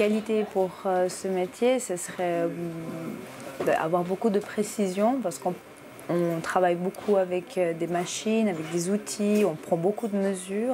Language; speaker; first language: French; native; French